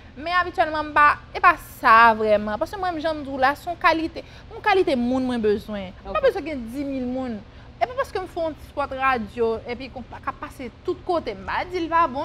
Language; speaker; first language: French; non-native, local second language; Haitian Creole